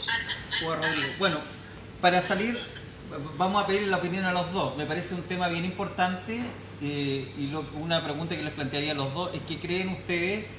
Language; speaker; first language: Spanish; native; Spanish